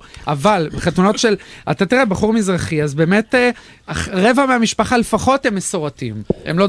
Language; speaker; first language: Hebrew; native; Hebrew